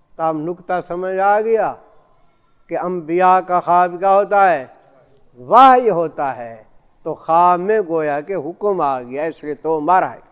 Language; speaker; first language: Urdu; native; Urdu